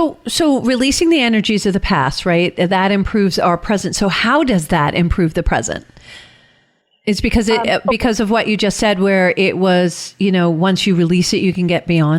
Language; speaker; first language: English; native; English